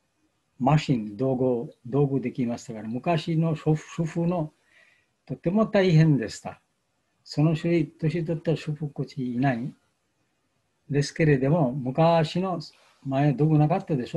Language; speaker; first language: Japanese; non-native, fluent; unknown